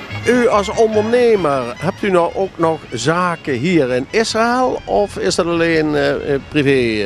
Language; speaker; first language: Dutch; native; Dutch